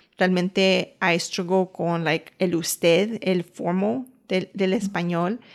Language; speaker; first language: Spanish; early bilingual, heritage; Spanish